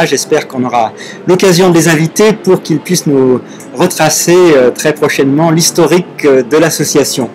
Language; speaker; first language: French; native; French